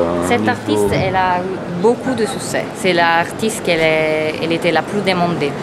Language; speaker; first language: French; non-native, fluent; Italian